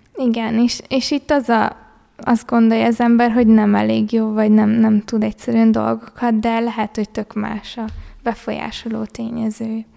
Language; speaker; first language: Hungarian; early bilingual, heritage; Hungarian